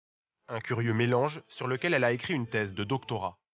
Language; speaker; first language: French; native; French